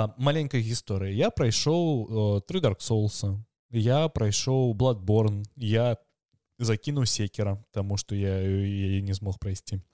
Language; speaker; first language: Belarusian; non-native, local second language; Russian